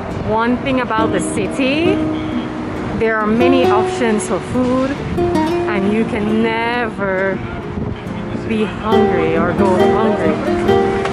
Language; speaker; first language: English; native; English